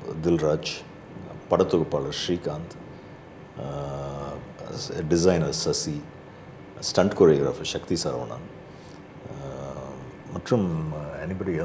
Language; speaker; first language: Tamil; native; Tamil